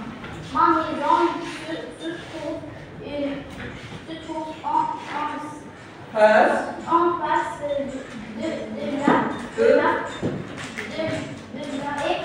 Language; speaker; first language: French; non-native, learner; Arabic